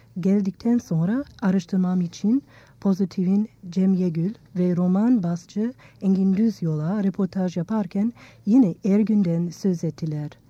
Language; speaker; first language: Turkish; non-native, fluent; English